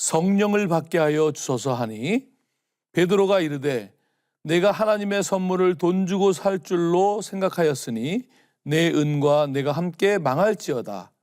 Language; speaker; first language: Korean; native; Korean